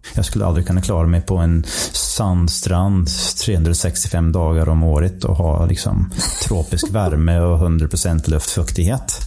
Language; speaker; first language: Swedish; non-native, fluent; English